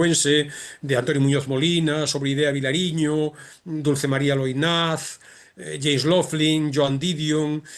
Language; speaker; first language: Spanish; native; Spanish